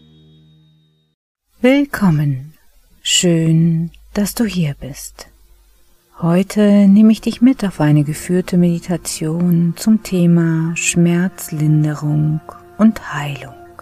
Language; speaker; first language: German; native; German